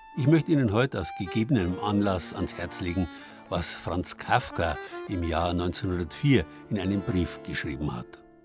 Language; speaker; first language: German; native; German